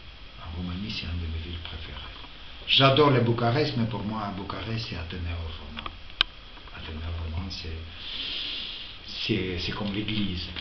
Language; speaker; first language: French; non-native, fluent; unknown